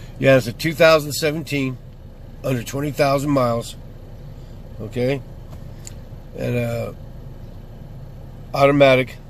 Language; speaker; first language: English; native; English